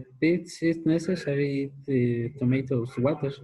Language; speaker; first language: English; non-native, learner; Spanish